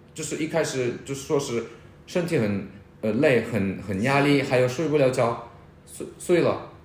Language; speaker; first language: Chinese; non-native, fluent; Korean